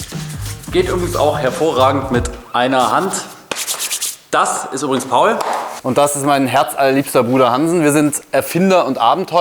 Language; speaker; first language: German; native; German